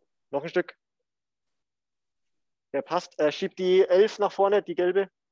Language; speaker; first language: German; native; German